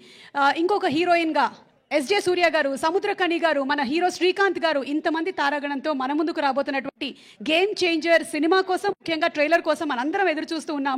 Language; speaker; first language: Telugu; native; Telugu